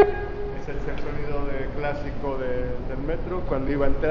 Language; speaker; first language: Spanish; native; Spanish